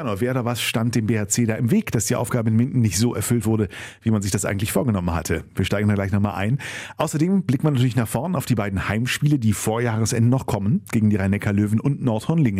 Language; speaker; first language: German; native; German